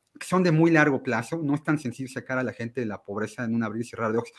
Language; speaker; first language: Spanish; native; Spanish